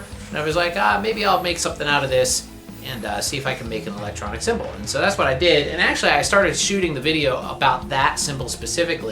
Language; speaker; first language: English; native; English